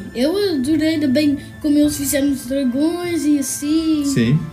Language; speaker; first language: Portuguese; early bilingual, heritage; Portuguese